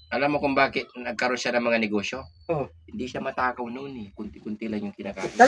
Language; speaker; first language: Filipino; native; Filipino